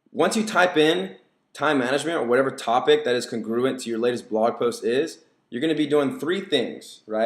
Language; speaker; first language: English; native; English